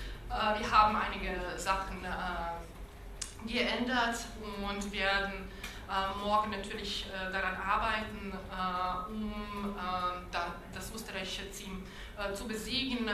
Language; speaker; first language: German; non-native, local second language; Bosnian